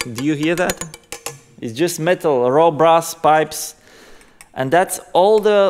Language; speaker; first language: English; non-native, fluent; Bulgarian